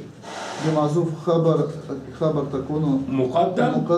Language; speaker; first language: Arabic; non-native, learner; Chechen